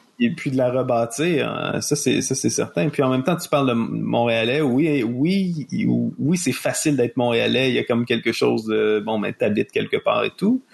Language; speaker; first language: French; native; French